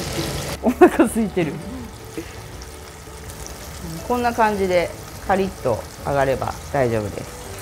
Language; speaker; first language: Japanese; native; Japanese